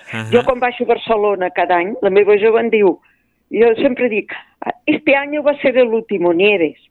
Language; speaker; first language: Catalan; native; Catalan